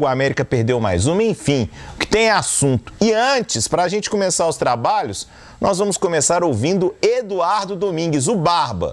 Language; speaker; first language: Portuguese; native; Portuguese